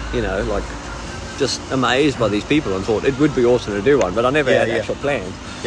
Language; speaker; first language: English; native; English